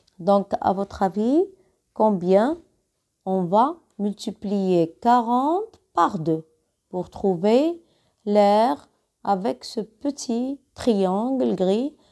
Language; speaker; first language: French; non-native, local second language; Arabic